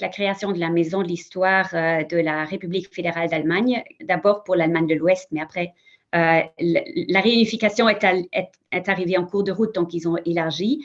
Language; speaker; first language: French; non-native, fluent; German